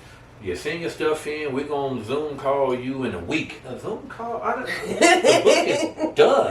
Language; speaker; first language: English; native; English